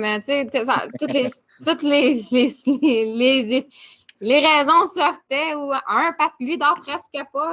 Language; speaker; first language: French; native; French